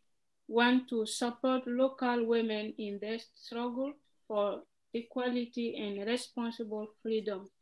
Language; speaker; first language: English; non-native, fluent; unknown